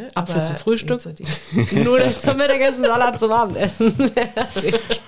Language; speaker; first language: German; native; German